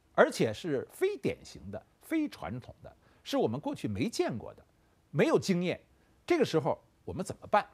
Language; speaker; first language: Chinese; native; Chinese